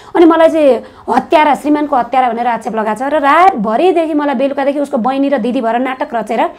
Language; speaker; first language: Nepali; native; Nepali